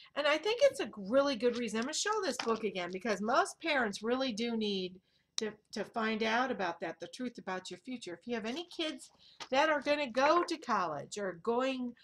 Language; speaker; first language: English; native; English